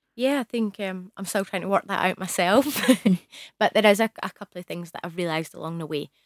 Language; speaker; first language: English; native; English